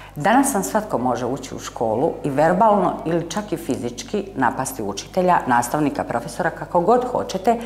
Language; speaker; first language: Croatian; native; Croatian